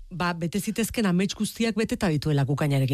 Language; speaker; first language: Basque; native; Basque